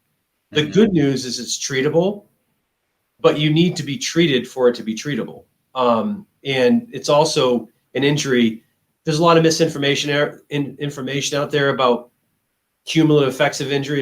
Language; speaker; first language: English; native; English